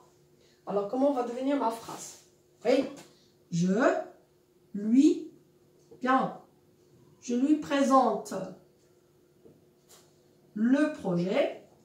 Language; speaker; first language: French; non-native, local second language; Arabic